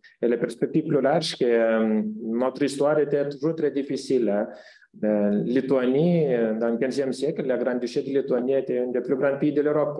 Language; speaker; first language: French; non-native, fluent; Lithuanian